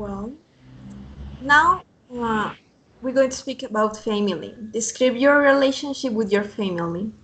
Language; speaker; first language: English; non-native, fluent; Spanish